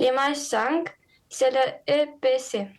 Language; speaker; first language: French; non-native, learner; Romanian